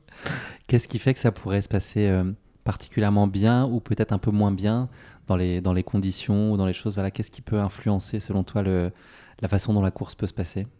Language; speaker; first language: French; native; French